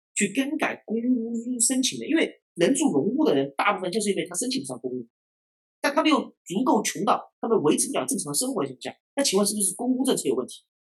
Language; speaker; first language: Chinese; non-native, local second language; Cantonese